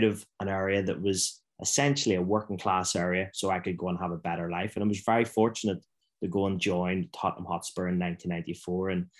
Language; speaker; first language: English; native; English